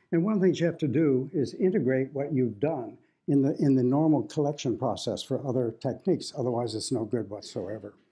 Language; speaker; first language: English; native; English